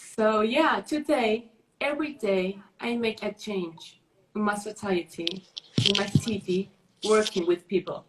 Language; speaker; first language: English; non-native, learner; Spanish